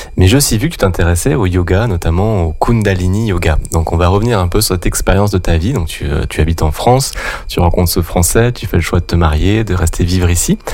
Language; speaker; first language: French; native; French